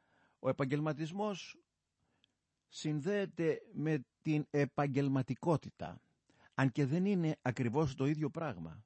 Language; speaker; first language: Greek; native; Greek